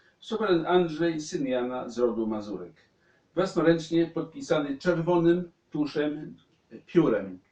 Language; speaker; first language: Polish; native; Polish